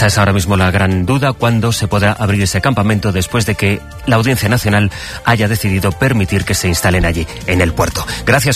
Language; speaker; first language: Spanish; native; Spanish